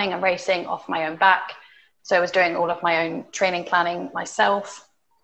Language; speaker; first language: English; native; English